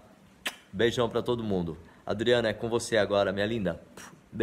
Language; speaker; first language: Portuguese; native; Portuguese